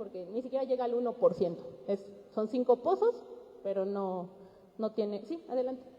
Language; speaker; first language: Spanish; native; Spanish